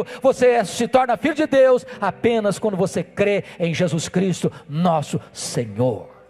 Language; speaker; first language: Portuguese; native; Portuguese